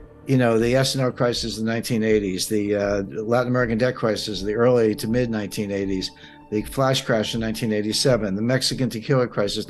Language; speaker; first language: English; native; English